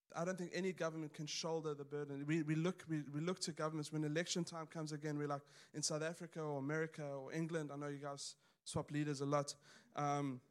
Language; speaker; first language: English; native; English